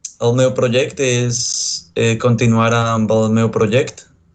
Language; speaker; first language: Catalan; non-native, fluent; Spanish